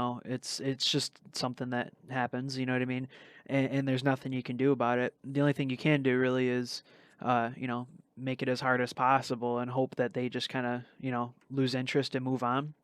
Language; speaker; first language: English; native; English